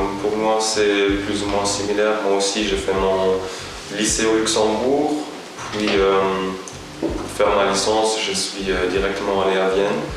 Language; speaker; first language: French; non-native, local second language; Luxembourgish